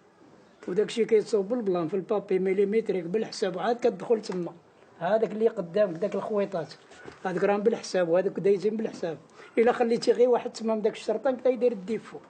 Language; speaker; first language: Arabic; native; Arabic